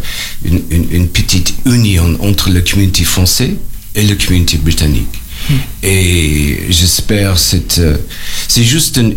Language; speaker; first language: French; non-native, learner; English